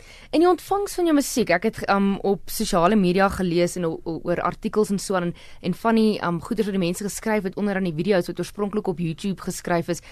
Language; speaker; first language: Afrikaans; native; Afrikaans